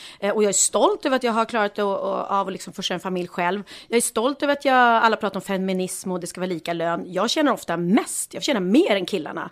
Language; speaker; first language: Swedish; native; Swedish